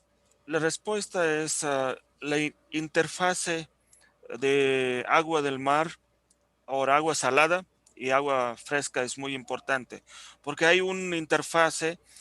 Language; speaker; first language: Spanish; non-native, fluent; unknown